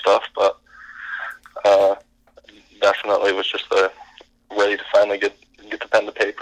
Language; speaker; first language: English; native; English